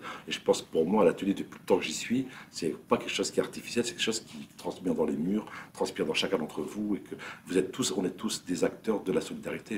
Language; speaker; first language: French; native; French